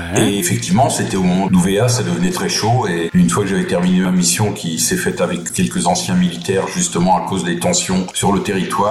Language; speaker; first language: French; native; French